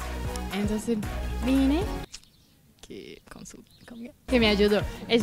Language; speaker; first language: Spanish; non-native, fluent; Portuguese